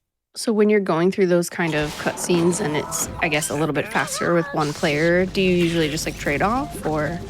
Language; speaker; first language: English; native; English